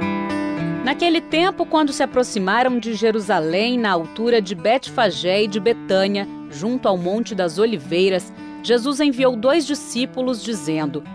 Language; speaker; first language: Portuguese; native; Portuguese